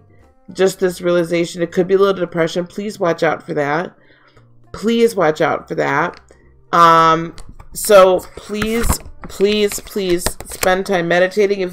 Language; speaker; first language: English; native; English